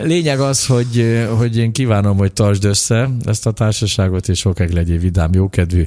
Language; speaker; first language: Hungarian; native; Hungarian